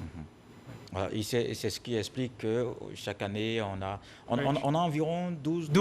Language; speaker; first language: French; native; French